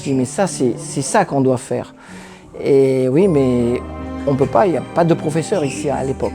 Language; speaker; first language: French; early bilingual, other home language; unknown